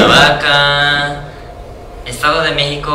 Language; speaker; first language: Spanish; non-native, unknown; Japanese